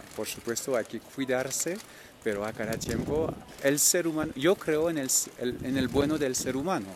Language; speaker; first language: Spanish; non-native, fluent; French